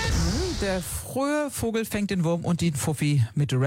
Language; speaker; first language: German; native; German